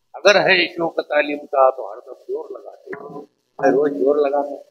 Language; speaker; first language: Hindi; non-native, local second language; Marathi